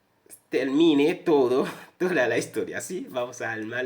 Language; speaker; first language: Spanish; non-native, fluent; Haitian Creole